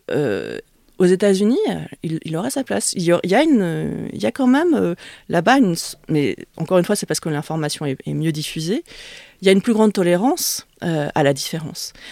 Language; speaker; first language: French; early bilingual, other home language; Vietnamese